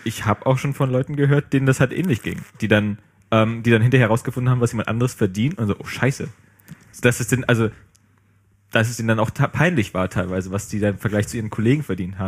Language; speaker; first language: German; native; German